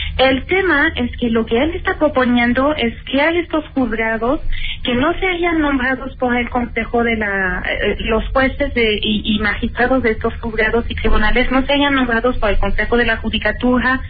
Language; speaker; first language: Spanish; native; Spanish